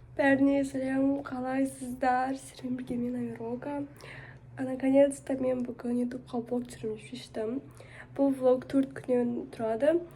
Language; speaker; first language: Kazakh; non-native, local second language; Russian